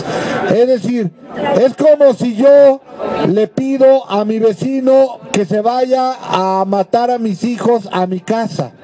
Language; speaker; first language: Spanish; native; Spanish